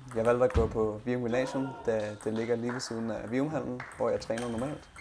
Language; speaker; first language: Danish; native; Danish